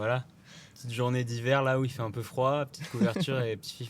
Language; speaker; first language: French; native; French